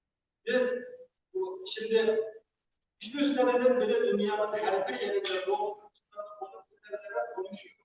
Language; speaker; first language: Turkish; non-native, fluent; Uyghur